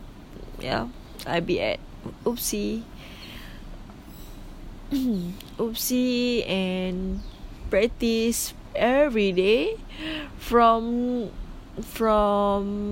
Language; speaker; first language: English; non-native, local second language; Malay